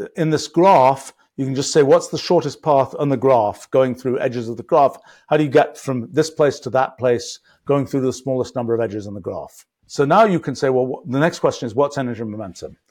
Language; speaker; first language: English; native; English